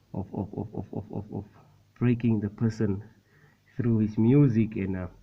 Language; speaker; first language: English; non-native, local second language; Afrikaans